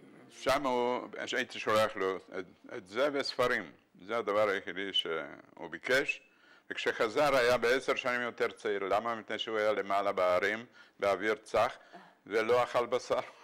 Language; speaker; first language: Hebrew; non-native, fluent; Bulgarian